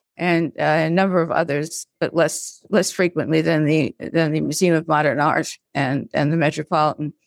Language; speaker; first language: English; native; English